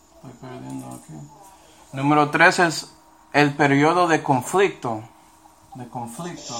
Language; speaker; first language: Spanish; non-native, fluent; English